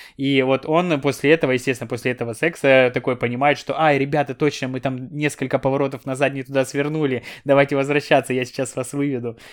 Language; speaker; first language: Russian; native; Russian